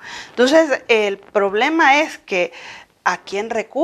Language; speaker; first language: Spanish; native; Spanish